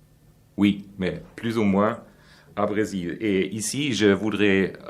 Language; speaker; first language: French; non-native, fluent; German